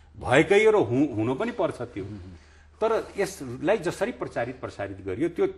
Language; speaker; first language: Nepali; non-native, local second language; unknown